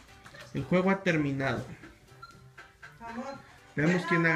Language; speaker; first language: Spanish; native; Spanish